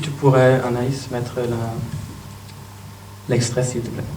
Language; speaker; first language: French; non-native, fluent; German